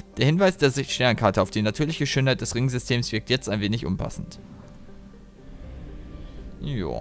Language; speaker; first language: German; native; German